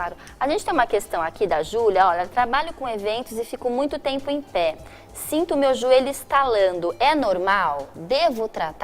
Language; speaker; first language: Portuguese; native; Portuguese